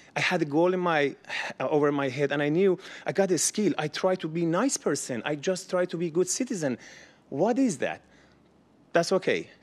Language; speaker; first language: English; non-native, learner; Persian